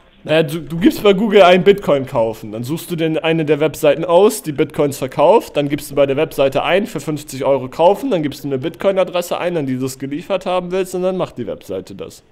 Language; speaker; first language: German; native; German